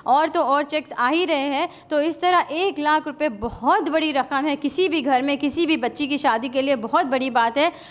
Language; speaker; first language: Hindi; non-native, local second language; Urdu